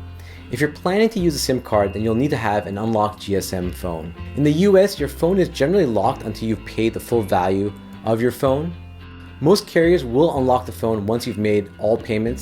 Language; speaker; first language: English; native; English